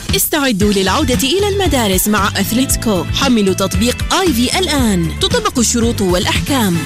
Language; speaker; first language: Arabic; native; Arabic